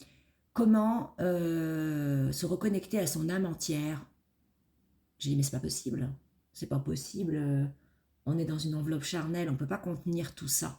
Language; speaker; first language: French; native; French